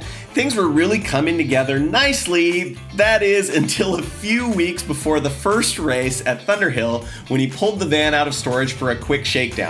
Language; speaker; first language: English; native; English